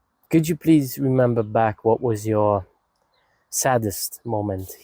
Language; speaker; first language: English; non-native, fluent; Hungarian